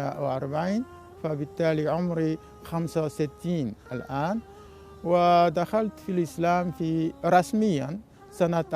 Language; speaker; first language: Arabic; non-native, fluent; Japanese